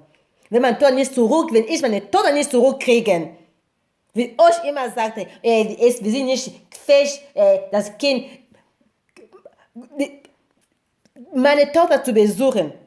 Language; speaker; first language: German; non-native, learner; Lingala